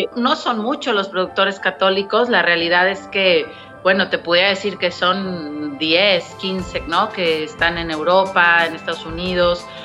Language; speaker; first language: Spanish; native; Spanish